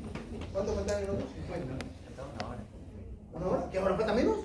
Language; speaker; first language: Spanish; native; Spanish